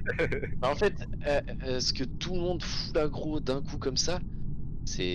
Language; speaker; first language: French; native; French